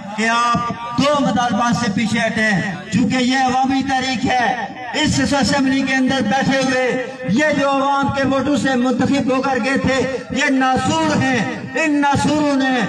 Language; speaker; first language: Urdu; non-native, local second language; Pahari-Potwari